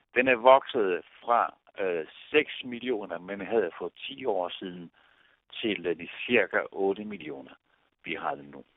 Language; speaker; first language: Danish; non-native, fluent; Italian